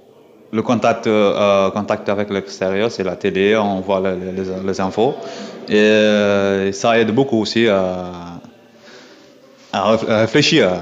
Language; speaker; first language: French; non-native, learner; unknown